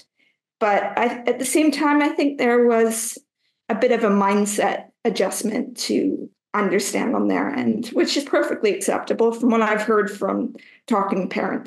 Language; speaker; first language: English; native; English